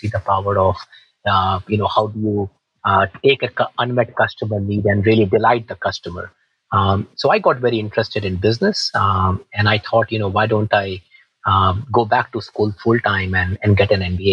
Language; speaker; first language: English; non-native, local second language; Hindi